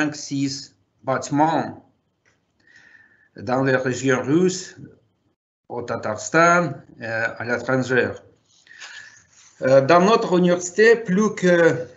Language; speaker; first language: French; non-native, fluent; Russian